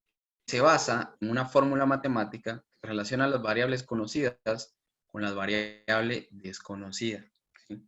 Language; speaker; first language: Spanish; native; Spanish